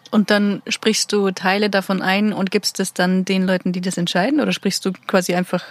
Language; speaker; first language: German; native; German